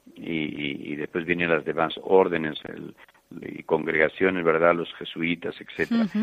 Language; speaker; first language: Spanish; native; Spanish